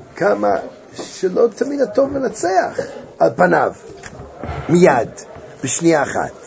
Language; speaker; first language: Hebrew; native; Hebrew